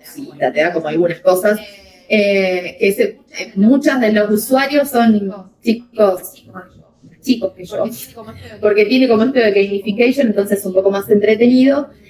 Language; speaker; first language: Spanish; native; Spanish